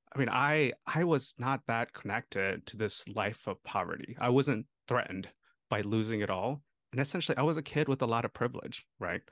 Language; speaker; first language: English; early bilingual, other home language; Tamil